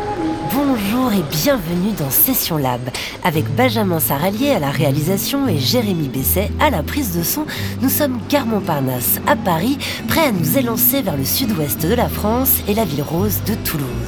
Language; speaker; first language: French; native; French